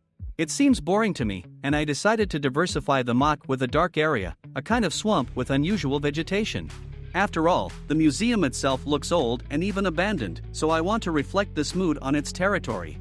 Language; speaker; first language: English; non-native, fluent; Russian